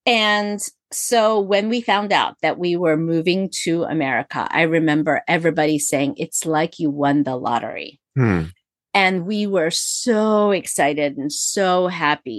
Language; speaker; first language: English; early bilingual, other home language; Korean